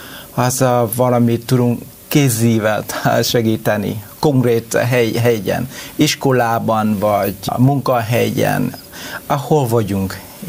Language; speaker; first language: Hungarian; non-native, learner; Vietnamese